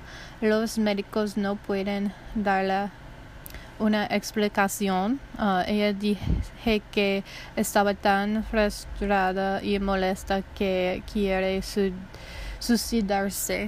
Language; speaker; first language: Spanish; non-native, learner; English